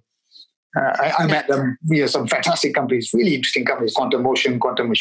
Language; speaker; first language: English; non-native, local second language; Tamil